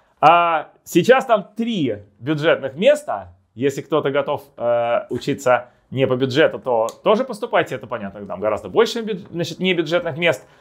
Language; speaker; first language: Russian; native; Russian